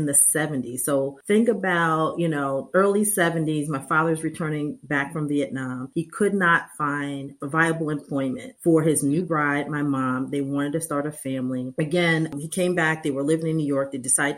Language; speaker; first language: English; native; English